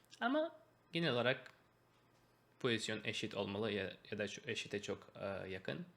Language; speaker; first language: Turkish; non-native, fluent; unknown